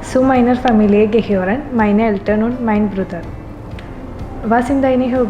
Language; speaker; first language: German; non-native, learner; Malayalam